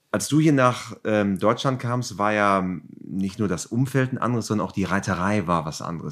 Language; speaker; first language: German; native; German